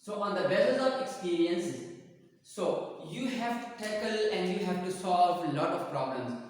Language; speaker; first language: English; non-native, local second language; Urdu